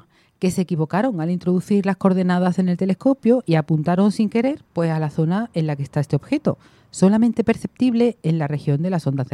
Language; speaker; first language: Spanish; native; Spanish